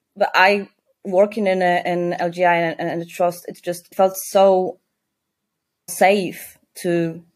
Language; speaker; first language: English; non-native, fluent; Polish